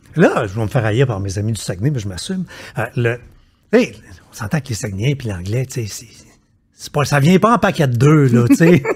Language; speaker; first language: French; native; French